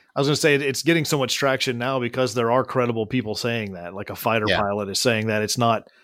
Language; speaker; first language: English; native; English